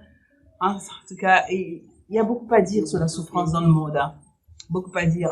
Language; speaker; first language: French; native; French